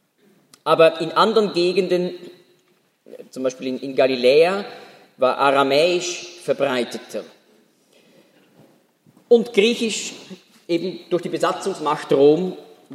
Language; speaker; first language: German; native; German